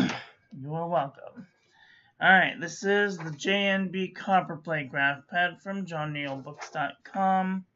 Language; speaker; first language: English; native; English